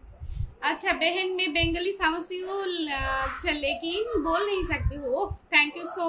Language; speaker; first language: Hindi; non-native, learner; Bangla